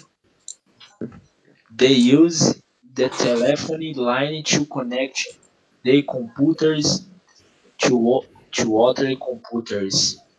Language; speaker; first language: English; non-native, learner; Portuguese